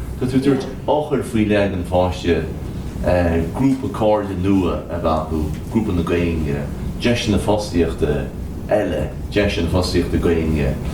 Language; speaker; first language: Irish; native; Irish